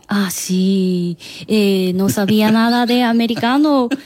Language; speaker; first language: Spanish; non-native, learner; Korean